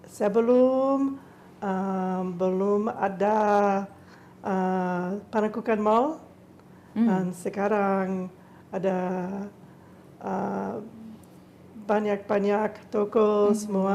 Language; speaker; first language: Indonesian; non-native, learner; English